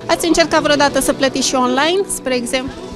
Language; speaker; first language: Romanian; native; Romanian